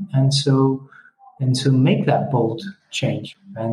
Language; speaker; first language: English; non-native, fluent; Italian